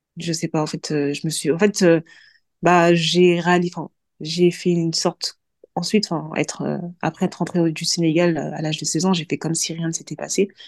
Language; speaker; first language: French; early bilingual, other home language; Mandingo